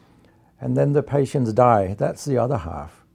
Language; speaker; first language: English; non-native, fluent; Danish